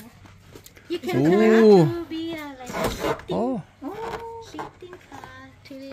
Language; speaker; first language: English; non-native, learner; Thai